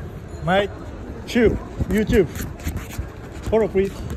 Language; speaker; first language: English; non-native, learner; Japanese